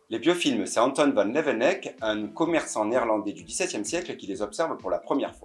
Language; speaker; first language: French; native; French